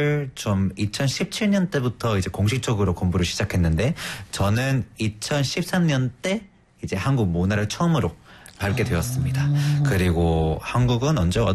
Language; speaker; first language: Korean; non-native, fluent; Spanish